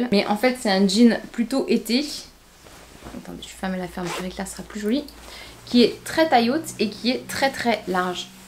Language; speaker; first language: French; native; French